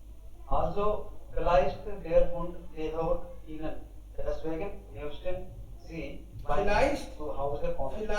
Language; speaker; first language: German; non-native, learner; Hindi